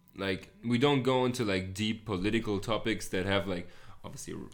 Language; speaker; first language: English; non-native, fluent; German